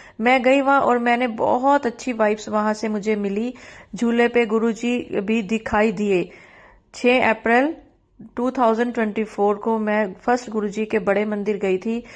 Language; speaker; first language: Hindi; native; Hindi